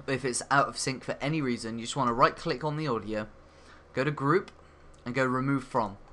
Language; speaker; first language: English; native; English